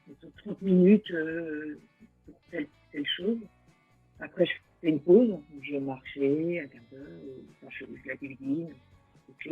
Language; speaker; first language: French; native; French